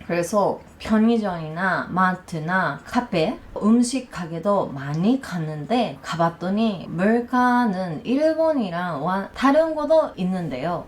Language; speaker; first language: Korean; non-native, learner; Japanese